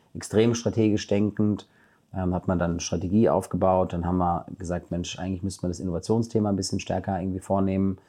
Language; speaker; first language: German; native; German